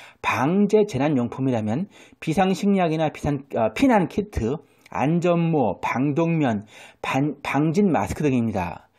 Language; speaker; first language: Korean; native; Korean